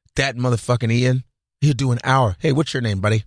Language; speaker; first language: English; native; English